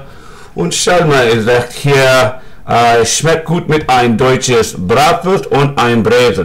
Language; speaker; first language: German; non-native, learner; English